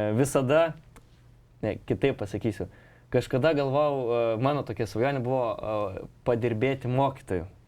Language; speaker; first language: Lithuanian; non-native, local second language; Polish